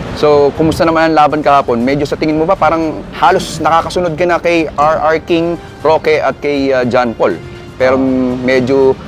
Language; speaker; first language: Filipino; native; Filipino